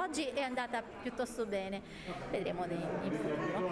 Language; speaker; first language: Italian; native; Italian